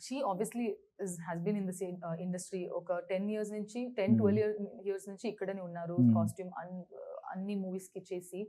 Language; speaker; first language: Telugu; non-native, learner; Kannada